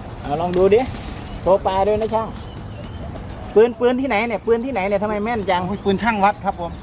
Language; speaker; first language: Thai; non-native, local second language; Northeastern Thai